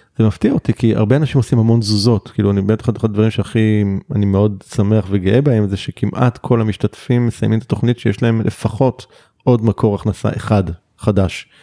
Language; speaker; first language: Hebrew; native; Hebrew